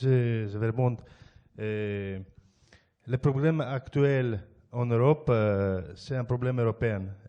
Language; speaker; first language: French; non-native, fluent; Greek